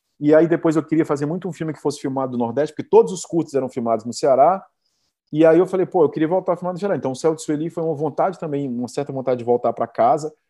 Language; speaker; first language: Portuguese; native; Portuguese